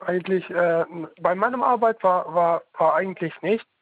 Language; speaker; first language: German; non-native, learner; Arabic